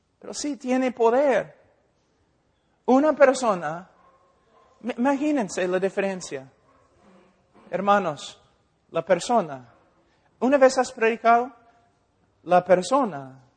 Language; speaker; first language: Spanish; non-native, fluent; English